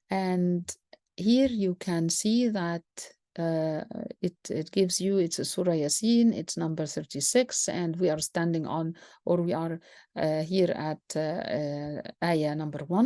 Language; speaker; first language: English; non-native, fluent; Arabic